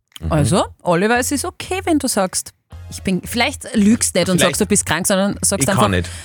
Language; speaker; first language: German; native; German